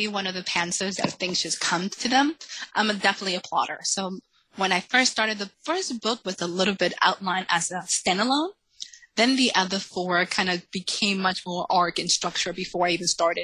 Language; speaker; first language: English; early bilingual, other home language; Spanish